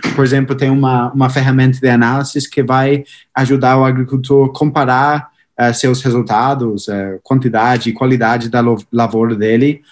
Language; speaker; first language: Portuguese; non-native, fluent; English